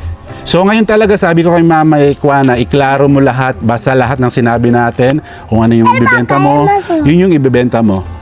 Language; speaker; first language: Filipino; non-native, local second language; Pampanga